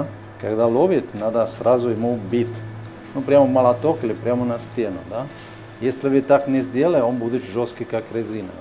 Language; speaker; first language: Russian; non-native, fluent; Italian